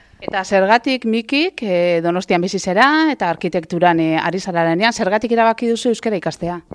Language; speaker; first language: Basque; native; Basque